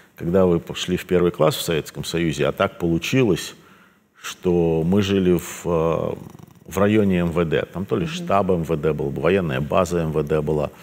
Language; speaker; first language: Russian; native; Russian